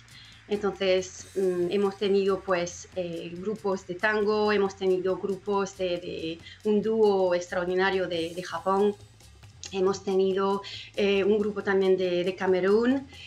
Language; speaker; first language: Spanish; non-native, fluent; French